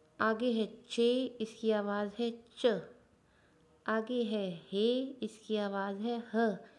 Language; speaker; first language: Urdu; native; Urdu